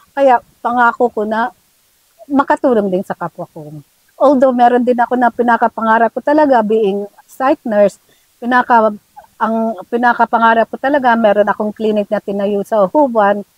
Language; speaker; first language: Filipino; non-native, local second language; Bikol